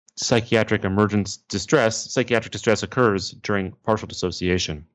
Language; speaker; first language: English; native; English